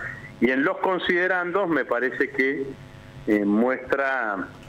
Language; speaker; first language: Spanish; native; Spanish